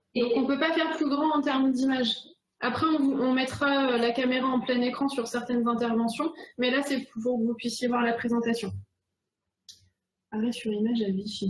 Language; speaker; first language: French; native; French